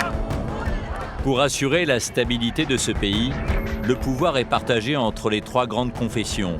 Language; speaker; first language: French; native; French